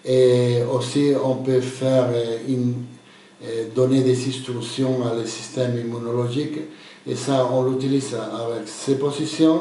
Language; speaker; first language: French; non-native, fluent; Spanish